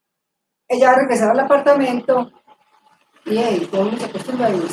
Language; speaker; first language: Spanish; native; Spanish